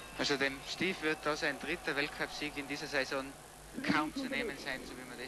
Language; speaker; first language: German; native; German